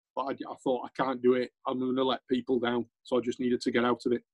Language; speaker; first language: English; native; English